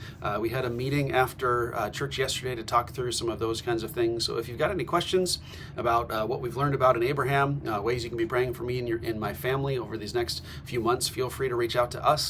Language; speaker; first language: English; native; English